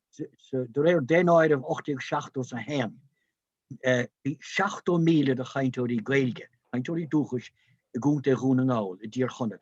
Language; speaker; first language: Irish; non-native, local second language; English